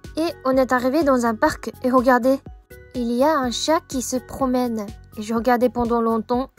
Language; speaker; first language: French; non-native, fluent; Japanese